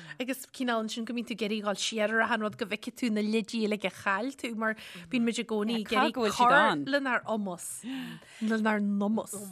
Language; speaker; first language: Irish; native; Irish